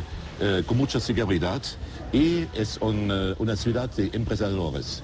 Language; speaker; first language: Spanish; non-native, learner; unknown